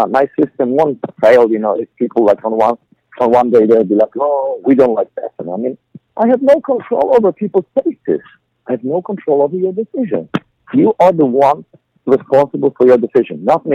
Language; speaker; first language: English; non-native, fluent; Polish